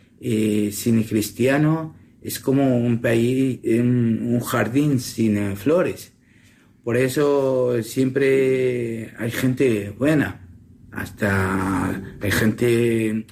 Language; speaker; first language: Spanish; non-native, learner; Assyrian Neo-Aramaic